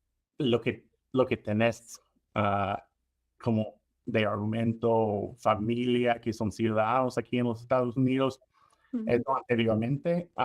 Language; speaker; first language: Spanish; non-native, fluent; English